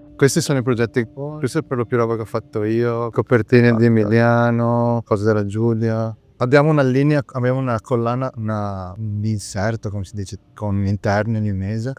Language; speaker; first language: Italian; native; Italian